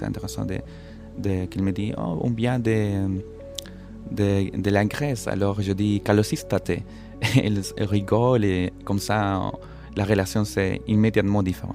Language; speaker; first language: French; non-native, fluent; Spanish